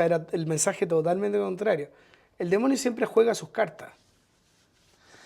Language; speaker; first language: Spanish; native; Spanish